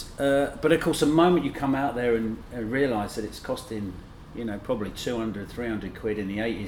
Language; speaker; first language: English; native; English